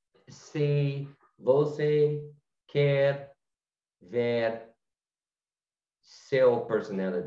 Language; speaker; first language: Portuguese; non-native, learner; English